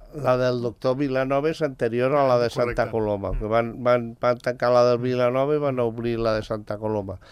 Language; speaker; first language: Catalan; native; Catalan